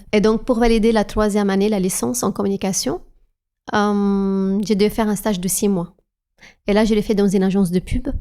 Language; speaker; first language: French; non-native, fluent; Arabic